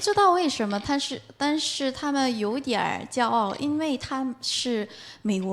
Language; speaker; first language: Chinese; non-native, fluent; Korean